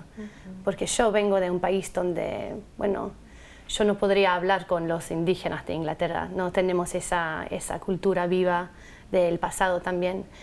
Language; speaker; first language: Spanish; non-native, fluent; English